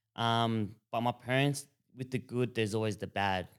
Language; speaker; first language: English; native; English